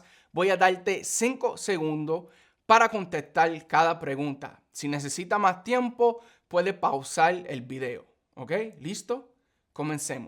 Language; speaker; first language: Spanish; early bilingual, heritage; English